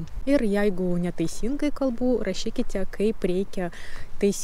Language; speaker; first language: Lithuanian; non-native, learner; Russian